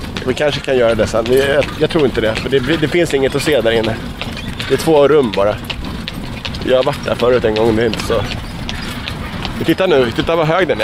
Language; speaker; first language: Swedish; native; Swedish